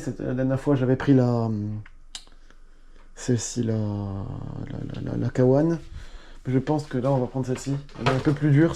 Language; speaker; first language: French; native; French